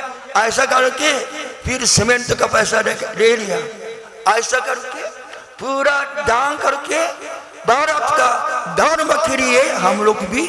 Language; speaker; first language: Hindi; non-native, learner; Japanese